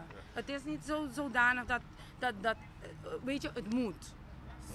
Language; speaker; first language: Dutch; non-native, local second language; Papiamento